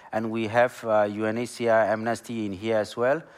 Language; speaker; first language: English; non-native, learner; Burmese